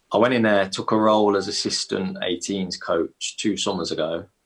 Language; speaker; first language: English; native; English